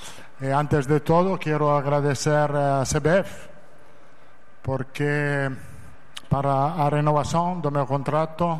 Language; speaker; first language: Portuguese; non-native, fluent; Italian